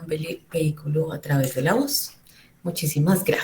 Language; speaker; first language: Spanish; native; Spanish